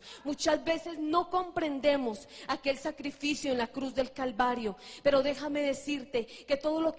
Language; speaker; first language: Spanish; native; Spanish